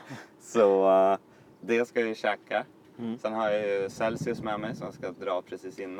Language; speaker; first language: Swedish; native; Swedish